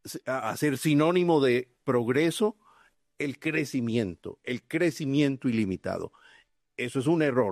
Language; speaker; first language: Spanish; native; Spanish